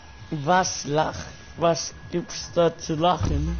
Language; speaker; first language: German; non-native, learner; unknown